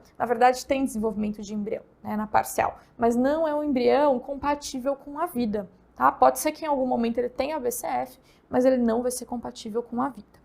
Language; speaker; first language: Portuguese; native; Portuguese